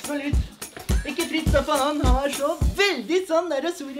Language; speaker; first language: Norwegian; native; Norwegian